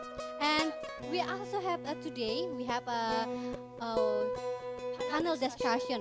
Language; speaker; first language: English; non-native, fluent; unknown